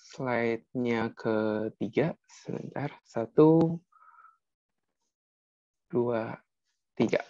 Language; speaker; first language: Indonesian; native; Indonesian